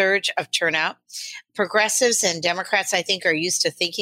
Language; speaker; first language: English; native; English